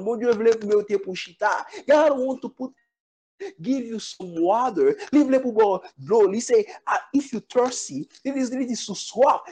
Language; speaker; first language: English; non-native, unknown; Haitian Creole